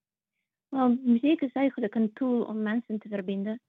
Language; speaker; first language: Dutch; non-native, fluent; Russian